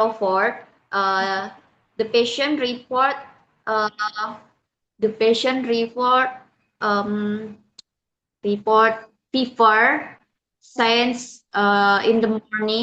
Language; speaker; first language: English; non-native, learner; Indonesian